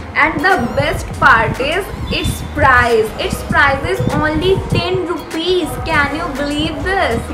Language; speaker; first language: Hindi; non-native, local second language; Bangla